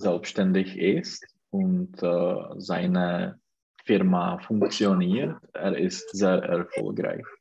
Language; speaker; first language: German; non-native, learner; Czech